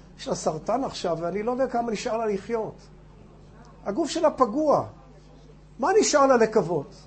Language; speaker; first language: Hebrew; non-native, fluent; English